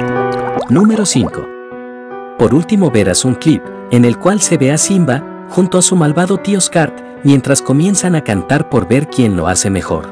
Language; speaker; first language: Spanish; native; Spanish